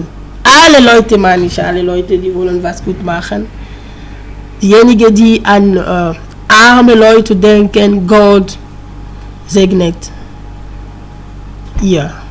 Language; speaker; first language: German; non-native, learner; French